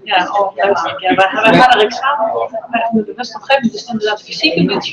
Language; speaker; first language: Dutch; native; Dutch